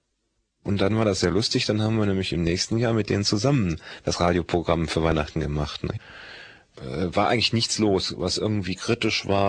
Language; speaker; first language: German; native; German